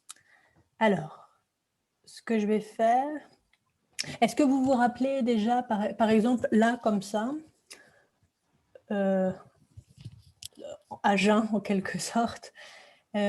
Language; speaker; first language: French; native; French